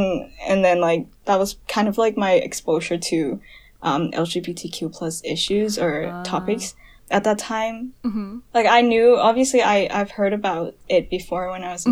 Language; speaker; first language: English; non-native, local second language; Cantonese